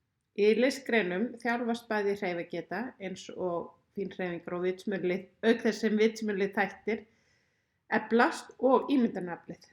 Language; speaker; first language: Icelandic; native; Icelandic